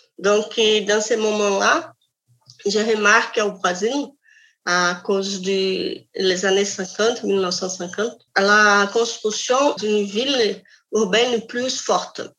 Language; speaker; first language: French; non-native, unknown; Portuguese